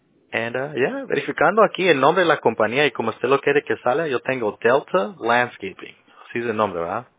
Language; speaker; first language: Spanish; early bilingual, heritage; Spanish